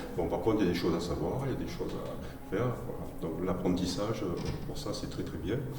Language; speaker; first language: French; native; French